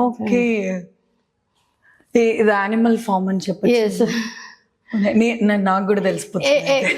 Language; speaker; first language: Telugu; native; Telugu